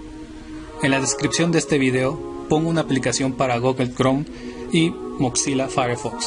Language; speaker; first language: Spanish; native; Spanish